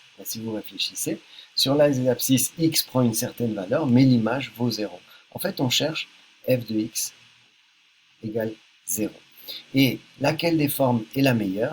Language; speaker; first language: French; native; French